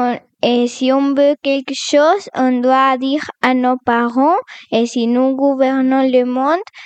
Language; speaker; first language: French; non-native, learner; Spanish